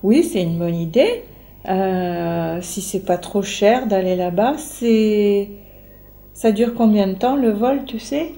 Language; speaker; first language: French; native; French